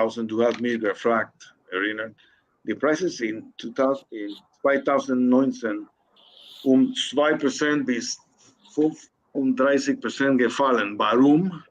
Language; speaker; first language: German; non-native, learner; Spanish